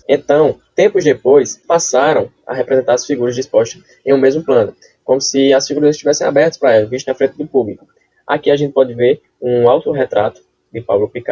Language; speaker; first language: Portuguese; native; Portuguese